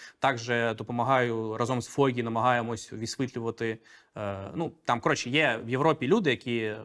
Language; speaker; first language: Ukrainian; non-native, local second language; Russian